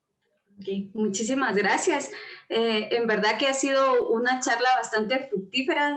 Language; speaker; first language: Spanish; native; Spanish